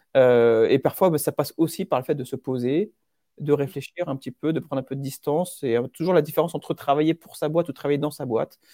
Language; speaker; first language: French; native; French